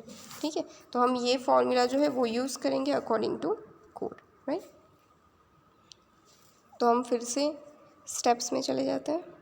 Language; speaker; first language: Hindi; native; Hindi